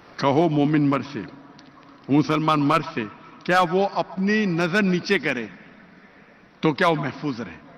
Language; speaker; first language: Urdu; non-native, local second language; Konkani